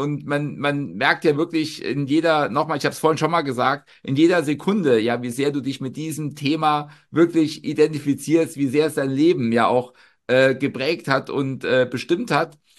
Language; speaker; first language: German; native; German